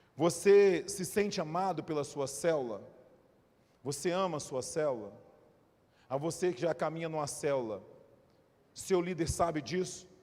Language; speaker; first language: Portuguese; native; Portuguese